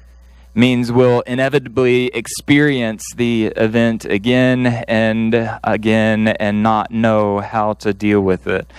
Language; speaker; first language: English; native; English